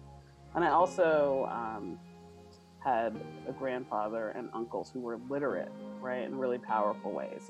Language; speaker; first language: English; native; English